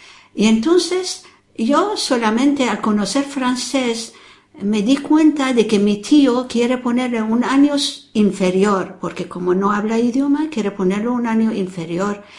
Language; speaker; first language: Spanish; non-native, fluent; Persian